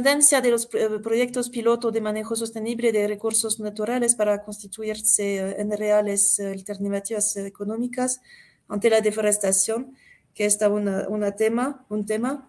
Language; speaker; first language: Spanish; non-native, fluent; French